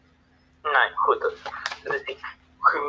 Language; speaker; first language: Greek; non-native, learner; Spanish